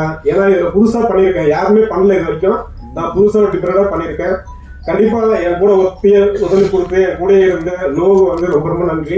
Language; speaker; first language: Tamil; native; Tamil